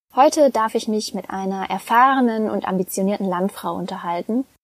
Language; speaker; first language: German; native; German